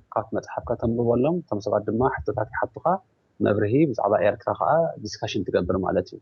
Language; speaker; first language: Tigrinya; native; Tigrinya